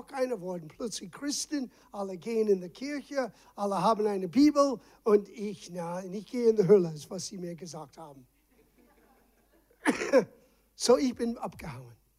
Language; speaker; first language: German; non-native, fluent; English